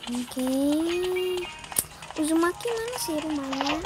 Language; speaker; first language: Indonesian; native; Indonesian